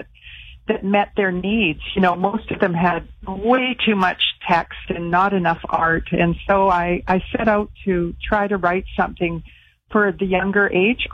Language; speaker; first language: English; native; English